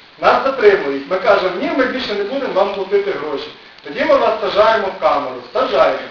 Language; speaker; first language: Ukrainian; native; Ukrainian